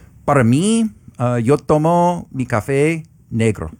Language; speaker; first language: Spanish; non-native, learner; English